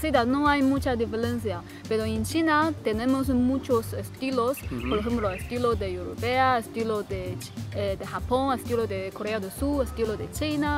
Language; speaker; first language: Spanish; non-native, learner; Chinese